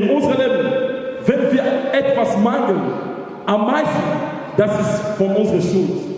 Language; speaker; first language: German; non-native, learner; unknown